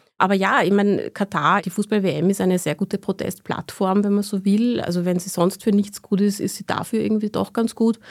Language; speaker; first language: German; early bilingual, other home language; Persian